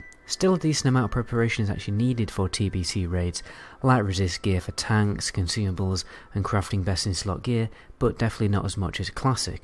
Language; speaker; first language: English; native; English